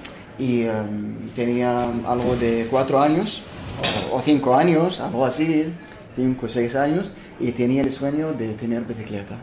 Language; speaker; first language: Spanish; non-native, fluent; Arabic